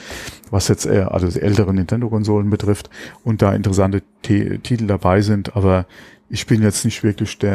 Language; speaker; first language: German; native; German